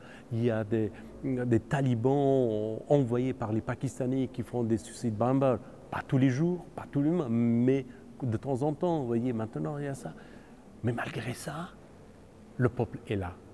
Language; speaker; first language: French; non-native, fluent; Persian